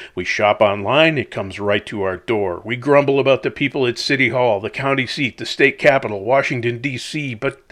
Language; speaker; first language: English; native; English